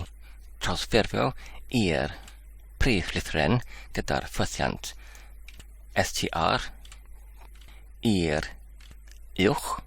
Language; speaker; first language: Welsh; non-native, fluent; English